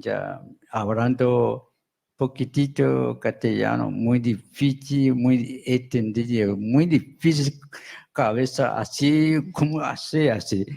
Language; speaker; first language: Spanish; non-native, local second language; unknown